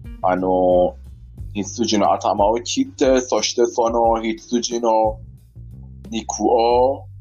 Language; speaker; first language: Japanese; non-native, fluent; Persian